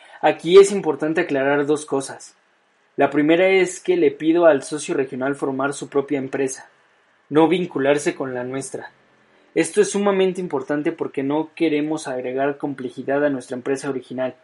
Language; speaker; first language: Spanish; native; Spanish